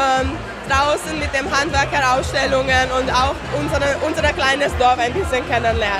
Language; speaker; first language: German; non-native, local second language; Hungarian